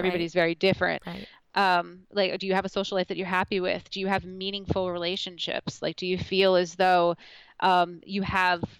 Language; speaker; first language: English; native; English